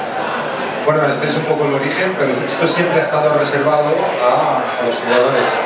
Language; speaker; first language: Spanish; native; Spanish